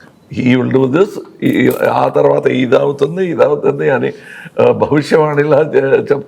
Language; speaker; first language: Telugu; non-native, local second language; Tamil